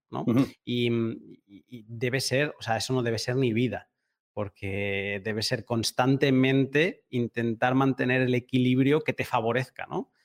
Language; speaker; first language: Spanish; native; Spanish